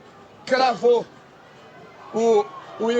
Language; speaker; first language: Portuguese; native; Portuguese